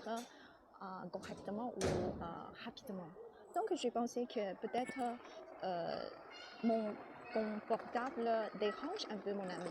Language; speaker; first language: French; non-native, learner; Chinese